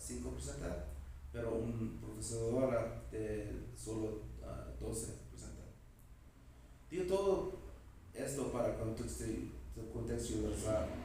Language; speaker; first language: Spanish; non-native, learner; English